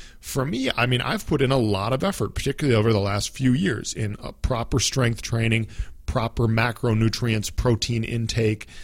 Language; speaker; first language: English; native; English